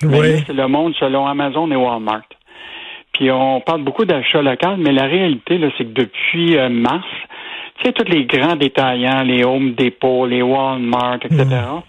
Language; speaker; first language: French; native; French